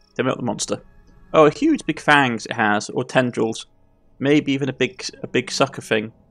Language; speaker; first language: English; native; English